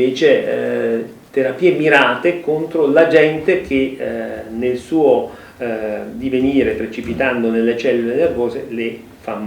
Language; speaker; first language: Italian; native; Italian